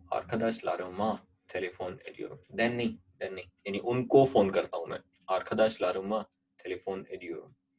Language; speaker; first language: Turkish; non-native, fluent; Urdu